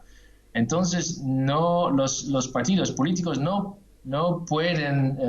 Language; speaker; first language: Spanish; non-native, fluent; Dutch